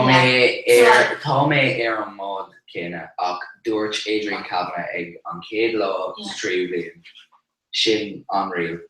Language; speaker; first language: Irish; non-native, local second language; English